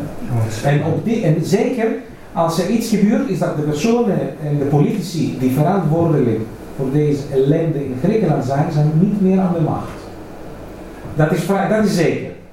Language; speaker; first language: Dutch; non-native, fluent; Greek